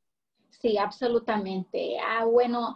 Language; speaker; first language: Spanish; early bilingual, heritage; English